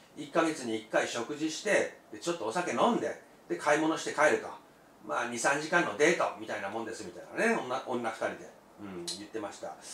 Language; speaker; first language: Japanese; native; Japanese